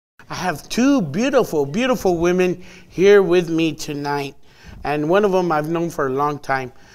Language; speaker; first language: English; early bilingual, other home language; Spanish